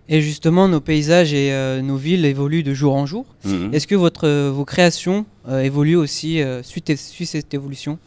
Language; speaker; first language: French; native; French